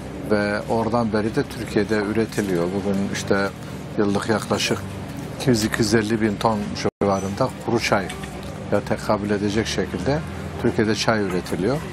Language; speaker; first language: Turkish; native; Turkish